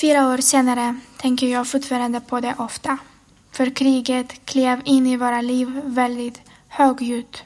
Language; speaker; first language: Swedish; non-native, fluent; Ukrainian